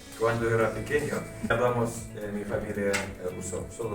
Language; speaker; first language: Spanish; non-native, learner; Russian